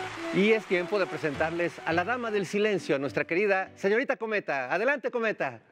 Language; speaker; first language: Spanish; native; Spanish